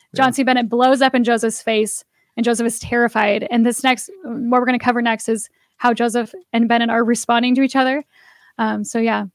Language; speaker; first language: English; native; English